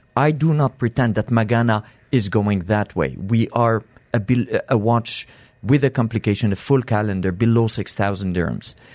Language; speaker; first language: English; non-native, fluent; French